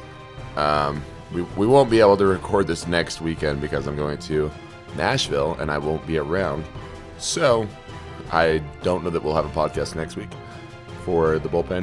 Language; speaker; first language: English; native; English